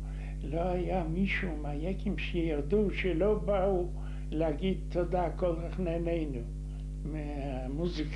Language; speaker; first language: Hebrew; non-native, fluent; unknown